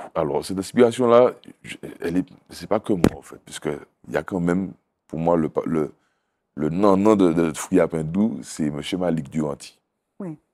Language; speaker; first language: French; native; French